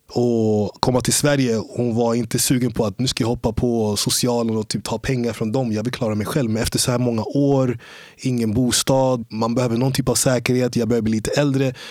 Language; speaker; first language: Swedish; early bilingual, other home language; English